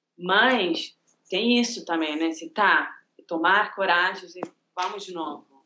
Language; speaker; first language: Portuguese; non-native, fluent; Spanish